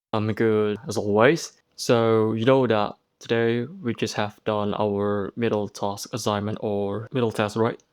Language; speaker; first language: English; non-native, fluent; Indonesian